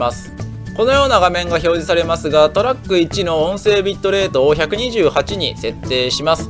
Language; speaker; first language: Japanese; native; Japanese